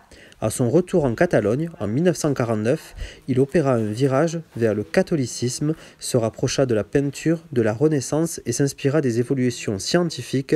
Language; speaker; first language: French; native; French